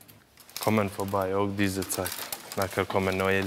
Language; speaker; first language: German; non-native, learner; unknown